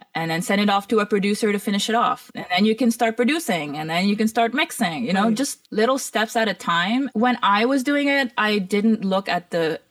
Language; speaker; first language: English; early bilingual, other home language; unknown